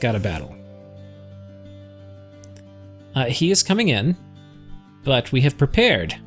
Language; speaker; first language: English; native; English